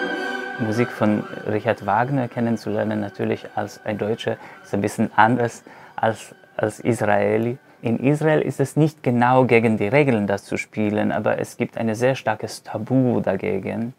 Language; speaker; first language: German; non-native, fluent; Hebrew